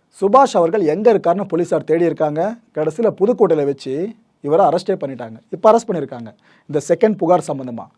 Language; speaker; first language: Tamil; native; Tamil